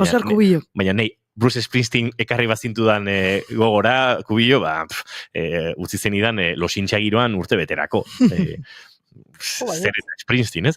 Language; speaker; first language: Basque; native; Basque